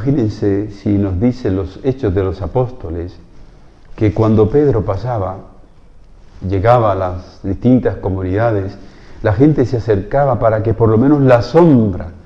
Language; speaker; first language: Spanish; native; Spanish